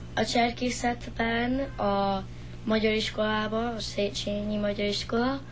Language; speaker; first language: Hungarian; early bilingual, heritage; Hungarian